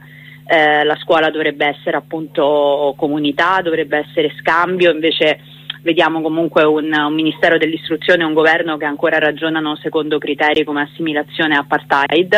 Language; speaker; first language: Italian; native; Italian